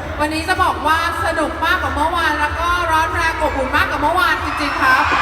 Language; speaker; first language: Thai; native; Thai